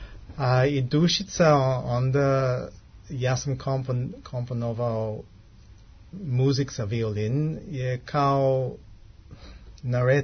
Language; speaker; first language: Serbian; non-native, learner; English